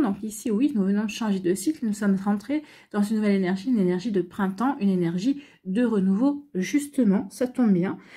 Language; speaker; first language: French; native; French